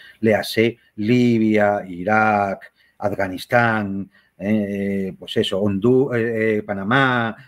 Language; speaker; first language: Spanish; native; Spanish